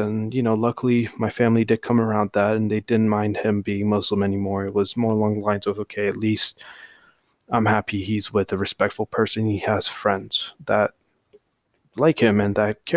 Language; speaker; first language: English; early bilingual, other home language; Hindi